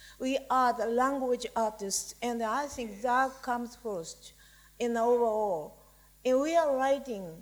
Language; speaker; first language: English; non-native, fluent; Japanese